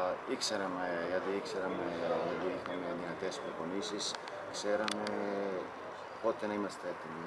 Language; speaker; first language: Greek; non-native, fluent; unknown